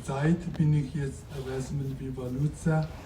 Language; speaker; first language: German; non-native, learner; Tibetan